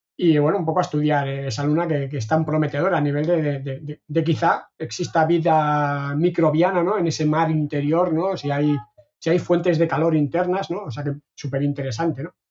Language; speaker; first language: Spanish; native; Spanish